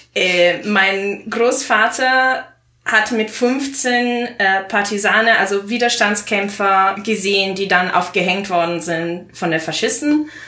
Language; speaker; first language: German; non-native, fluent; Italian